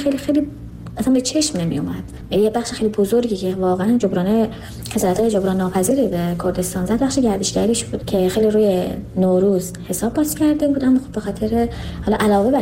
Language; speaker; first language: Persian; non-native, local second language; Kurdish